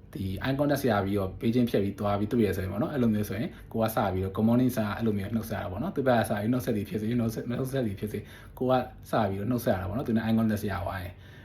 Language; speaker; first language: Burmese; native; Burmese